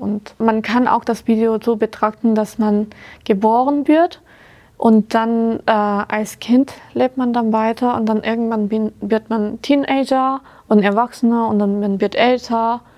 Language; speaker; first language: German; non-native, fluent; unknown